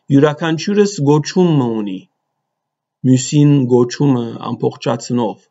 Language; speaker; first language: Armenian; early bilingual, heritage; Armenian